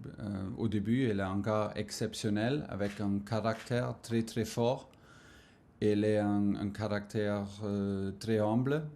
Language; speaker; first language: French; non-native, fluent; German